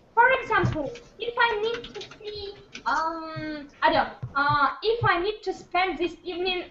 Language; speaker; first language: English; non-native, learner; Russian